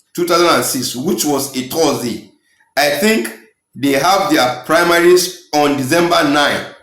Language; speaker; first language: English; non-native, local second language; Yoruba